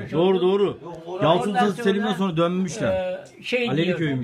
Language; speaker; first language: Turkish; native; Turkish